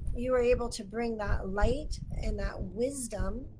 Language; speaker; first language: English; native; English